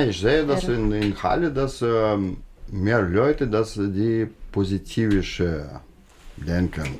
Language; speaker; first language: German; non-native, learner; Russian